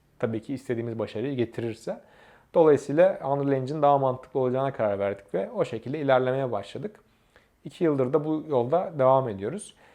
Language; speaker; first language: Turkish; native; Turkish